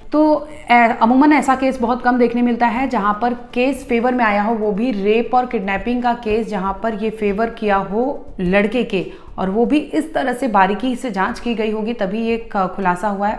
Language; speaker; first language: Hindi; native; Hindi